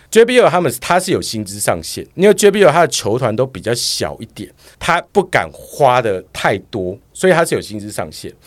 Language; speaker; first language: Chinese; native; Chinese